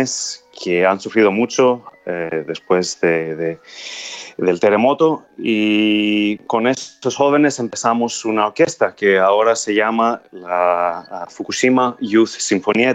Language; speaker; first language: Spanish; non-native, fluent; Greek